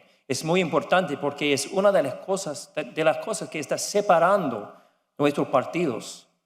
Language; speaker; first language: Spanish; non-native, learner; English